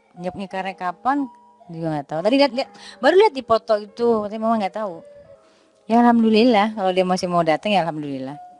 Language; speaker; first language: Indonesian; native; Indonesian